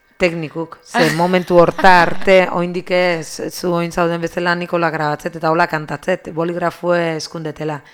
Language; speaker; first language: Basque; native; Basque